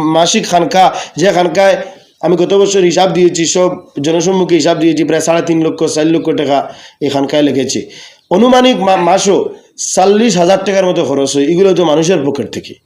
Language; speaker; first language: Bangla; non-native, local second language; Sylheti